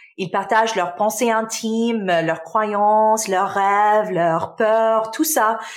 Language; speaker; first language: French; early bilingual, other home language; Arabic